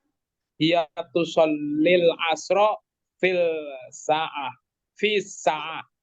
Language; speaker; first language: Arabic; non-native, learner; Indonesian